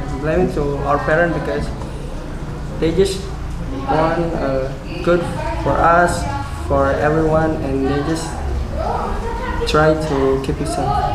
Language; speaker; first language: English; non-native, learner; Indonesian